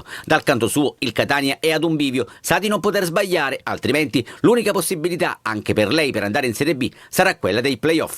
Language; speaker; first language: Italian; native; Italian